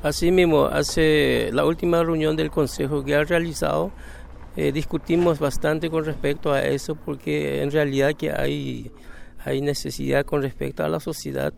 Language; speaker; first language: Spanish; non-native, local second language; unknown